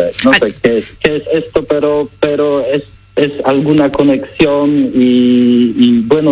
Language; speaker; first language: Spanish; non-native, learner; Polish